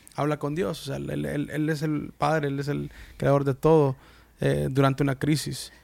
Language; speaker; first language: Spanish; early bilingual, heritage; Spanish